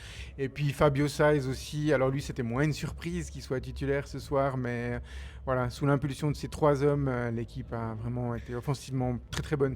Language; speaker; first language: French; native; French